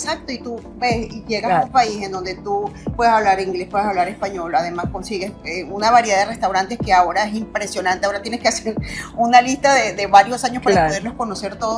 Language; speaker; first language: Spanish; native; Spanish